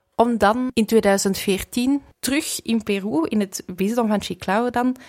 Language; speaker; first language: Dutch; native; Dutch